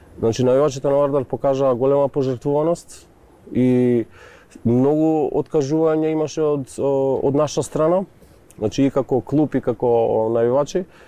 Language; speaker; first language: Macedonian; native; Macedonian